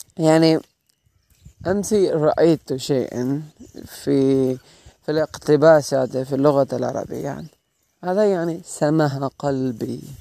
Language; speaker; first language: Arabic; non-native, learner; Malayalam